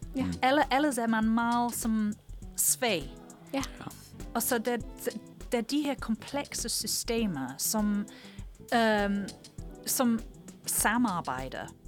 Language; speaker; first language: Danish; non-native, fluent; English